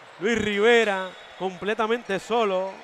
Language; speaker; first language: Spanish; native; Spanish